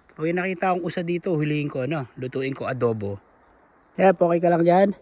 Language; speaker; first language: Filipino; non-native, local second language; Pampanga